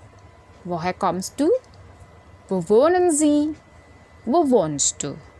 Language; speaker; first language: German; non-native, learner; Indonesian